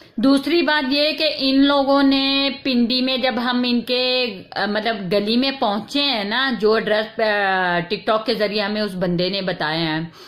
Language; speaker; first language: Urdu; native; Urdu